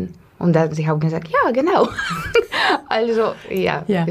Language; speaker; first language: German; non-native, learner; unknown